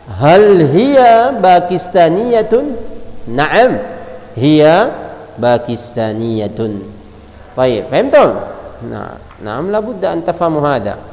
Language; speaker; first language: Arabic; non-native, fluent; Indonesian